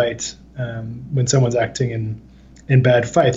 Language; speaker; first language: English; native; English